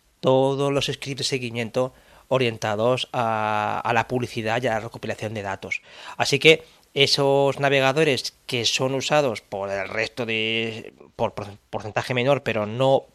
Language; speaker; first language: Spanish; native; Spanish